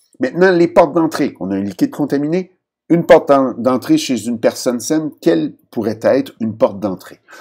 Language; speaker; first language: French; native; French